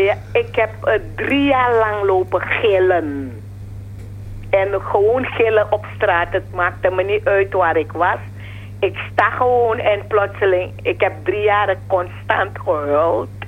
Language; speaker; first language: Dutch; non-native, fluent; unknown